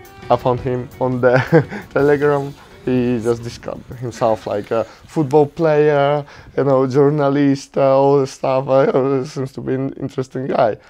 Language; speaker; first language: English; non-native, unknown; Ukrainian